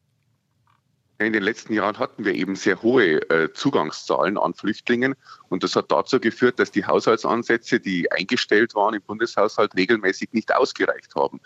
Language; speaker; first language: German; native; German